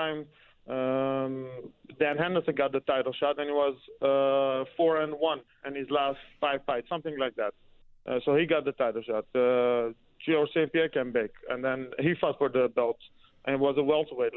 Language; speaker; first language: English; non-native, fluent; Dutch